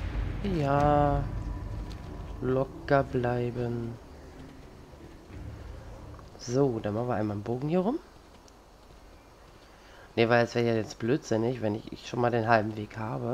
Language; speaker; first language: German; native; German